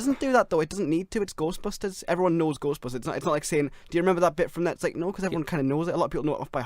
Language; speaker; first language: English; native; English